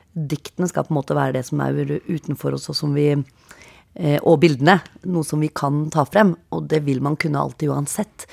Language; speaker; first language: Norwegian; native; Norwegian